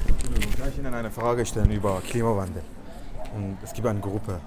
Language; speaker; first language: German; non-native, fluent; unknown